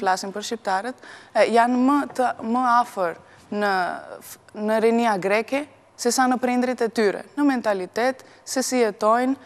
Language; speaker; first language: Albanian; early bilingual, heritage; Albanian